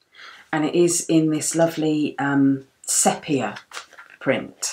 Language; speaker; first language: English; native; English